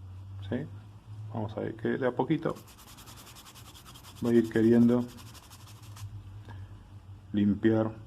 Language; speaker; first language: Spanish; native; Spanish